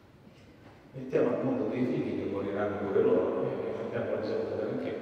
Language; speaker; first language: Italian; native; Italian